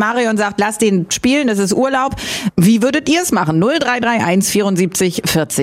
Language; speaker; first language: German; native; German